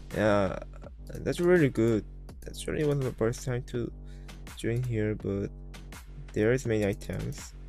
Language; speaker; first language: English; non-native, learner; Korean